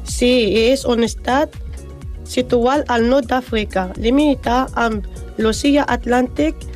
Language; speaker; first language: Catalan; non-native, learner; Spanish